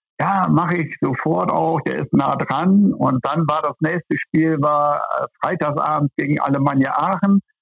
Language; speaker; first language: German; native; German